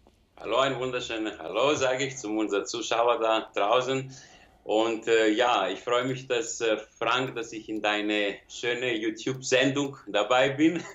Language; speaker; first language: German; non-native, learner; Greek